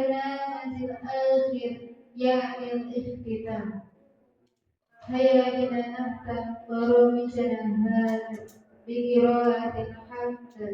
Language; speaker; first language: Arabic; non-native, learner; Indonesian